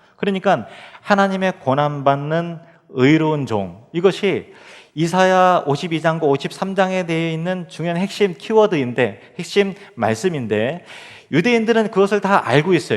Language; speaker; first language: Korean; native; Korean